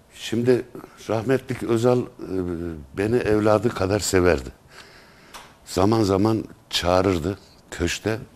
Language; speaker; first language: Turkish; native; Turkish